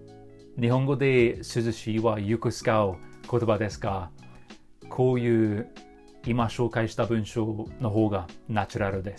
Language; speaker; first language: Japanese; non-native, fluent; English